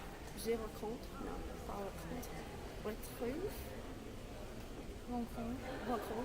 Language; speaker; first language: French; non-native, learner; English